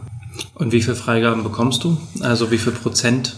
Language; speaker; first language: German; native; German